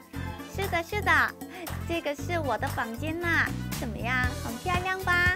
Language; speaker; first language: Chinese; non-native, fluent; Korean